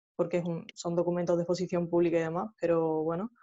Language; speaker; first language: Spanish; native; Spanish